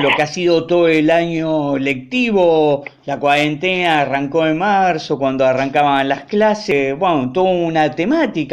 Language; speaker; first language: Spanish; native; Spanish